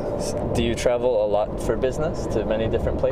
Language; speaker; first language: English; native; English